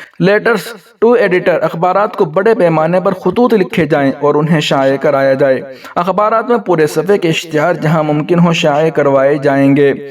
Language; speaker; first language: Urdu; native; Urdu